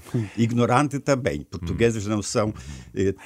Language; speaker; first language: Portuguese; non-native, fluent; Ukrainian